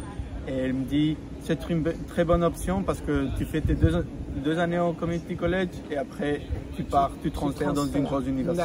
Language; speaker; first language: French; non-native, fluent; Spanish